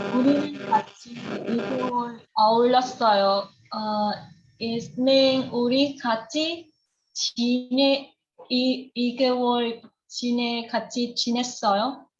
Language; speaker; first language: Korean; non-native, learner; Vietnamese